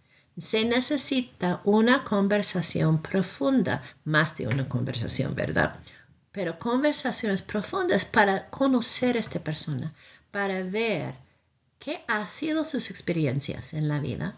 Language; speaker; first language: Spanish; non-native, fluent; English